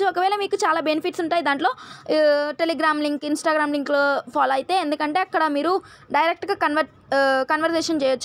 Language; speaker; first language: Telugu; native; Telugu